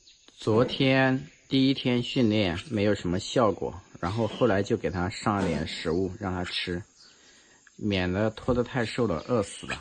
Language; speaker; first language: Chinese; native; Chinese